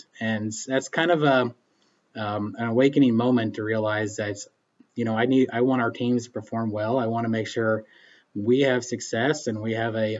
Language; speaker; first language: English; native; English